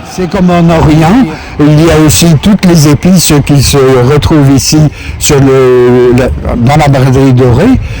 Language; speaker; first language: French; native; French